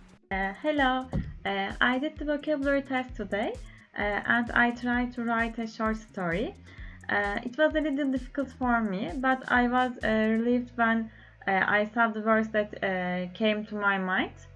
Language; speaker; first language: English; non-native, learner; Turkish